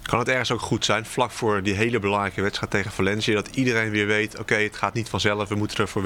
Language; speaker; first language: Dutch; native; Dutch